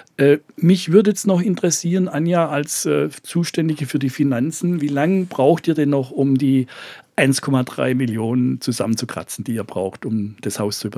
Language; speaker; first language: German; native; German